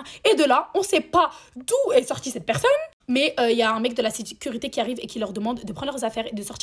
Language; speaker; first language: French; native; French